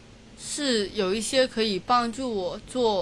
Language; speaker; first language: Chinese; non-native, learner; Cantonese